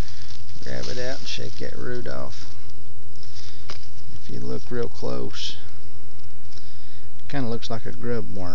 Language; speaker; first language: English; native; English